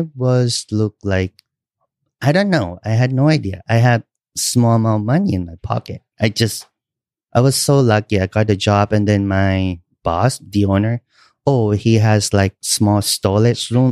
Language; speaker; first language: English; non-native, learner; Thai